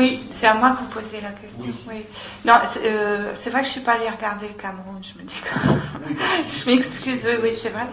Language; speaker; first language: French; native; French